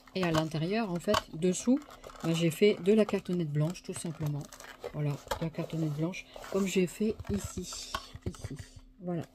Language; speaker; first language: French; native; French